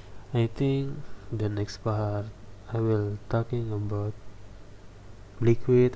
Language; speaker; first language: English; non-native, learner; Indonesian